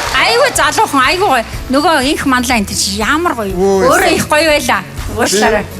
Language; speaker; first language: Mongolian; native; Mongolian